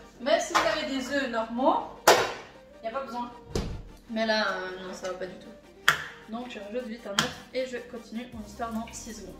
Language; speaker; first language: French; native; French